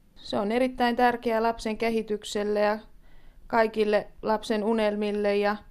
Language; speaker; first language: Finnish; native; Finnish